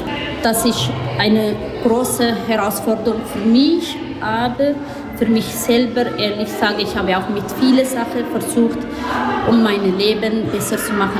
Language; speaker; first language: German; non-native, learner; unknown